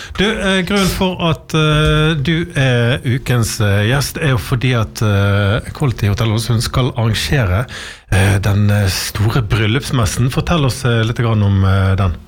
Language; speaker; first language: Norwegian; native; Norwegian